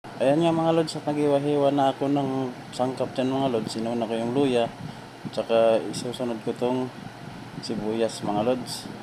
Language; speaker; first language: Filipino; non-native, local second language; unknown